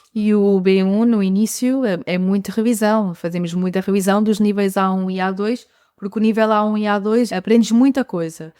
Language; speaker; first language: Portuguese; native; Portuguese